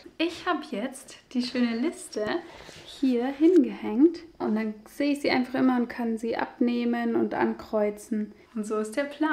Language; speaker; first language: German; native; German